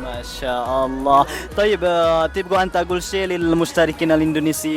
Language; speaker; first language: Arabic; non-native, learner; Indonesian